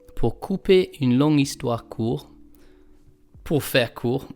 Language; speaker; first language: French; non-native, learner; English